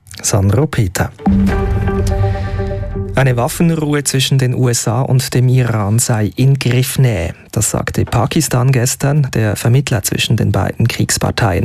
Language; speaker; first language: German; native; German